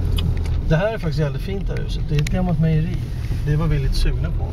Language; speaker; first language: Swedish; native; Swedish